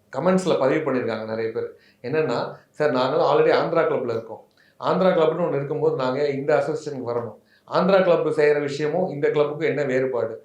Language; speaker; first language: Tamil; native; Tamil